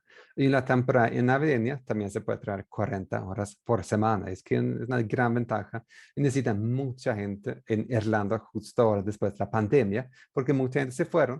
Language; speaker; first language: Spanish; non-native, fluent; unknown